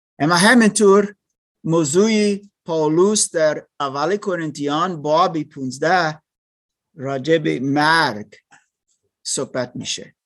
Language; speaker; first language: Persian; non-native, learner; German